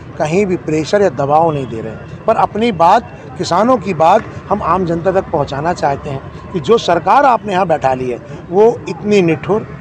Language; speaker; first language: Hindi; native; Hindi